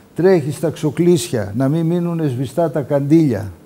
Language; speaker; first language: Greek; native; Greek